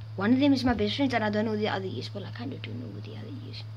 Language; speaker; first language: English; native; English